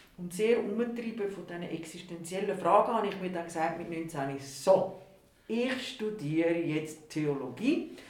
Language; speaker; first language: German; non-native, local second language; Italian